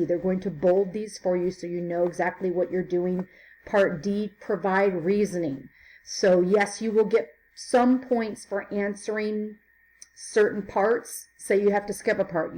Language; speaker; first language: English; native; English